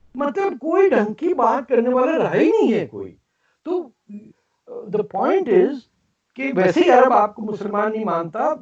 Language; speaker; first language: Urdu; native; Urdu